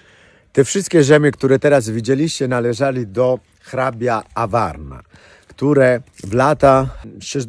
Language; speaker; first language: Polish; non-native, fluent; Italian